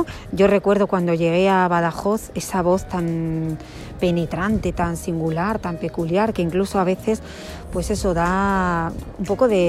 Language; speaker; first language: Spanish; native; Spanish